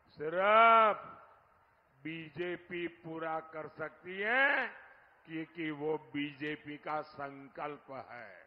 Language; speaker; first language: Hindi; non-native, local second language; Gujarati